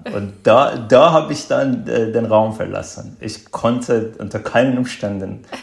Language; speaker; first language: German; non-native, fluent; Azerbaijani